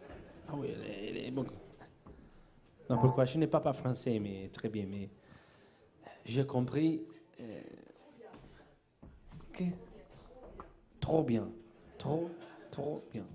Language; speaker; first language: French; non-native, learner; Italian